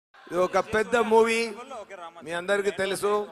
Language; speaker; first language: Telugu; non-native, learner; Tamil